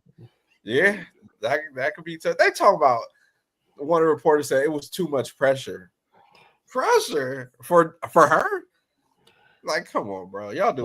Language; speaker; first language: English; native; English